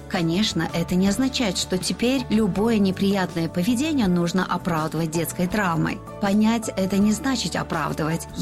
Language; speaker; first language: Russian; non-native, local second language; Tajik